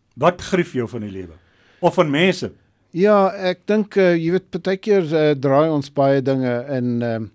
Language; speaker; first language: Afrikaans; non-native, local second language; English